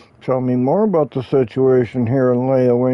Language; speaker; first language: English; native; English